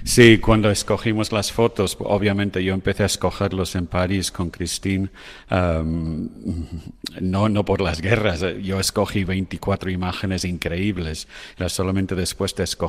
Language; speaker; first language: Spanish; non-native, fluent; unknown